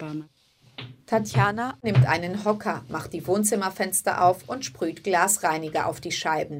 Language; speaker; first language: German; early bilingual, other home language; Greek